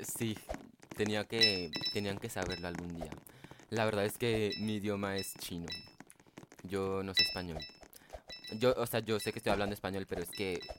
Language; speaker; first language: Spanish; native; Spanish